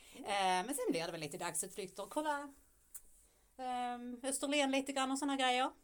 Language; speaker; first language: Swedish; native; Swedish